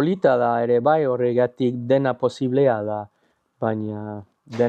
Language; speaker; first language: Basque; non-native, learner; English